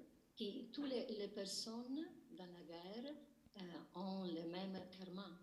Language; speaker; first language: French; non-native, learner; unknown